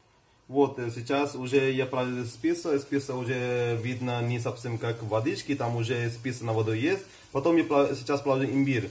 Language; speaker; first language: Russian; non-native, fluent; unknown